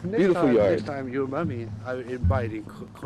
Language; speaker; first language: English; non-native, learner; Korean